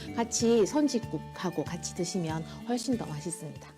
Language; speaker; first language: Korean; native; Korean